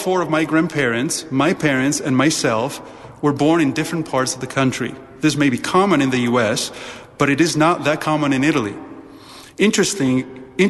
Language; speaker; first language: English; non-native, fluent; Italian